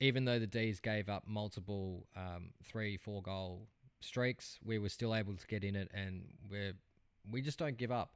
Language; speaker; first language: English; native; English